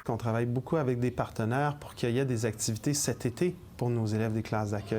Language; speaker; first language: French; native; French